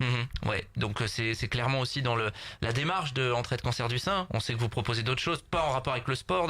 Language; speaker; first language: French; native; French